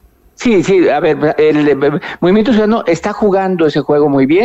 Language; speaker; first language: Spanish; native; Spanish